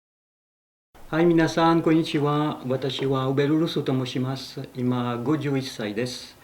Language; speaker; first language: Japanese; non-native, fluent; French